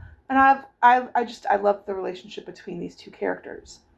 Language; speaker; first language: English; native; English